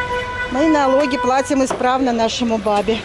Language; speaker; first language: Russian; native; Russian